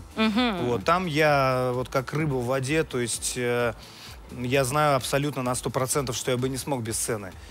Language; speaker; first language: Russian; native; Russian